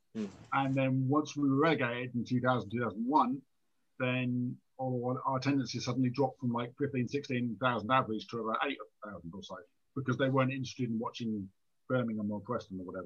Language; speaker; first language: English; native; English